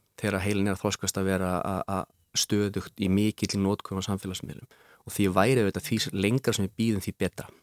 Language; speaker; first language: Icelandic; native; Icelandic